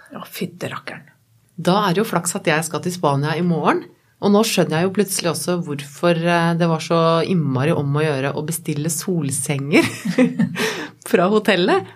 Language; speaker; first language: Norwegian; native; Norwegian